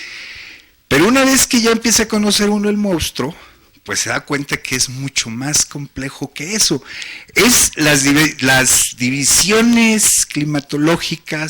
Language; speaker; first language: Spanish; native; Spanish